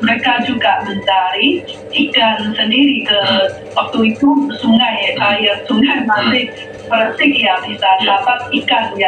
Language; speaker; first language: Indonesian; non-native, fluent; Chinese